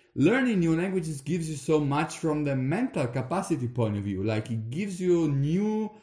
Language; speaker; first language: English; non-native, fluent; Italian